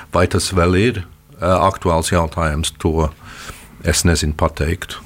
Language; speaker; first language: Latvian; early bilingual, heritage; Latvian